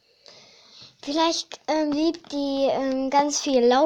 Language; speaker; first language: German; early bilingual, other home language; Hungarian